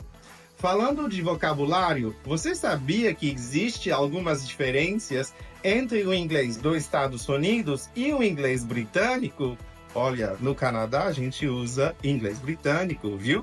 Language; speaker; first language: Portuguese; non-native, fluent; English